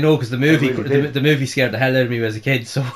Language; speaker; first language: English; native; English